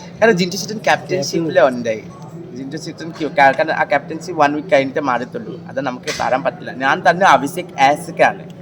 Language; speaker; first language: Malayalam; non-native, local second language; Assamese